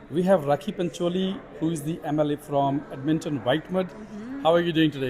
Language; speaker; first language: English; non-native, local second language; Punjabi